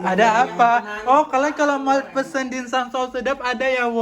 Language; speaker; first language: Indonesian; native; Indonesian